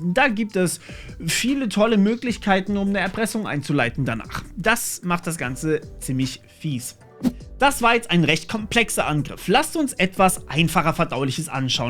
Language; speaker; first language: German; native; German